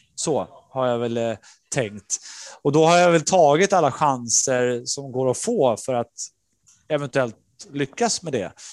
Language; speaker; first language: Swedish; early bilingual, other home language; Spanish